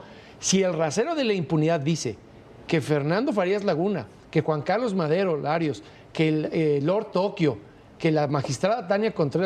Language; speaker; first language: Spanish; native; Spanish